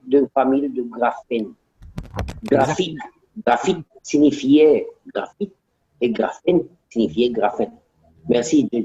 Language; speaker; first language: French; non-native, learner; Romanian